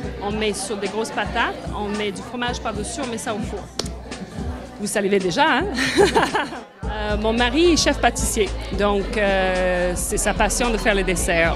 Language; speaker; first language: French; native; French